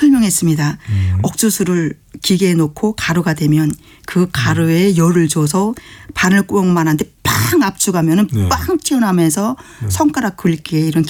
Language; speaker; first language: Korean; native; Korean